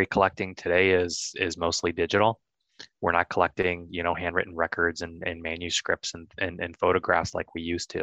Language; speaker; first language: English; native; English